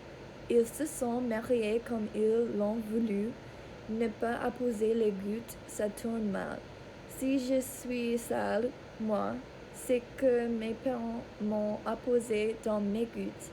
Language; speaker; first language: French; non-native, learner; English